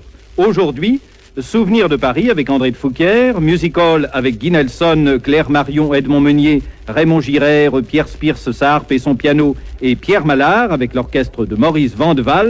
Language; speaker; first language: French; native; French